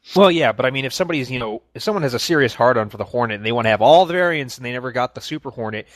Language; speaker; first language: English; native; English